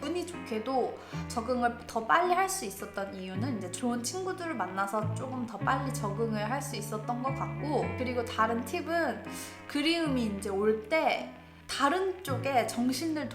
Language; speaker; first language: Korean; native; Korean